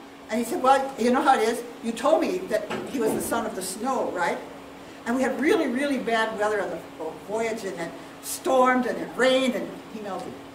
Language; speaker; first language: English; native; English